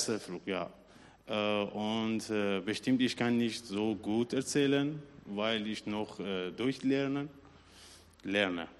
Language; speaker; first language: German; non-native, learner; Persian